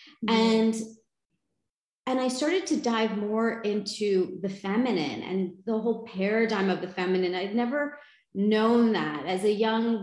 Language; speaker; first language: English; native; English